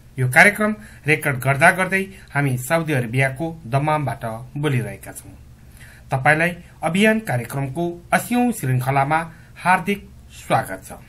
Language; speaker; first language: Nepali; native; Nepali